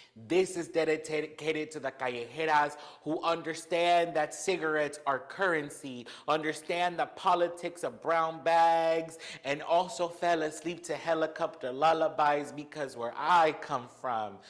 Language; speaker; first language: English; early bilingual, other home language; Spanish